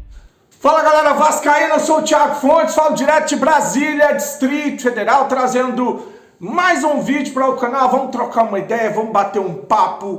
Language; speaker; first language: Portuguese; native; Portuguese